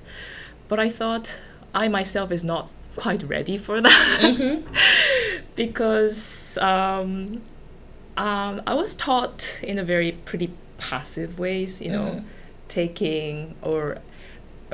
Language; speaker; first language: English; non-native, fluent; Korean